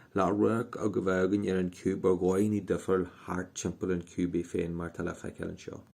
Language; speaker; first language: Irish; native; Irish